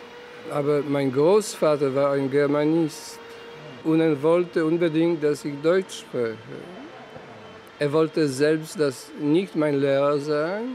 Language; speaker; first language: German; non-native, fluent; Polish